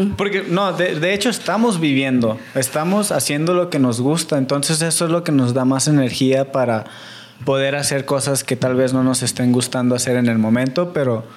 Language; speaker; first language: Spanish; native; Spanish